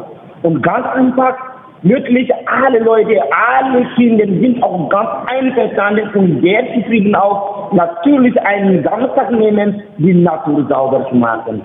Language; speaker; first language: German; non-native, learner; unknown